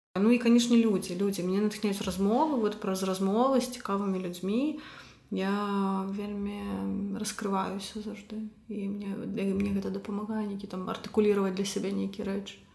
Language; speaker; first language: Belarusian; non-native, local second language; Russian